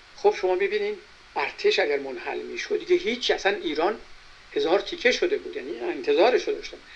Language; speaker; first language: Persian; native; Persian